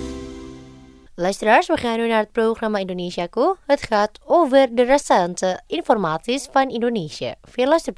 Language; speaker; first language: Dutch; non-native, fluent; Indonesian